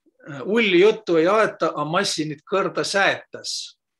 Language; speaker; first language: Estonian; non-native, local second language; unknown